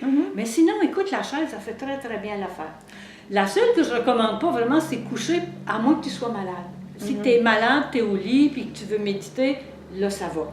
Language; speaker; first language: French; native; French